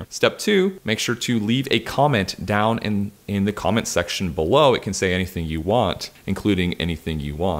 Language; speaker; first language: English; native; English